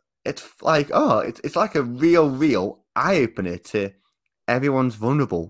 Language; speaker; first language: English; native; English